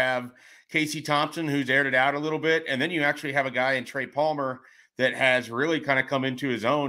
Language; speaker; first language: English; native; English